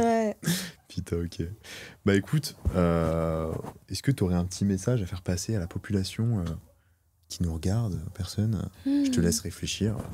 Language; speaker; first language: French; native; French